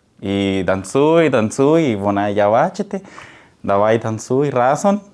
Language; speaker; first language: Ukrainian; non-native, learner; Spanish